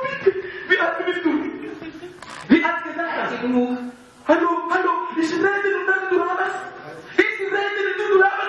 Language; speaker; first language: German; non-native, learner; Lingala